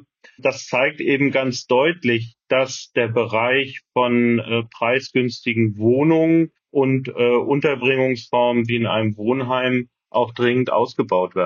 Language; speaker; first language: German; native; German